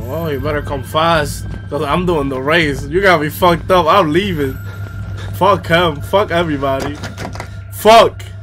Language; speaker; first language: English; early bilingual, other home language; Spanish